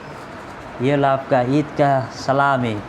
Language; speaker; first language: Hindi; non-native, learner; Bangla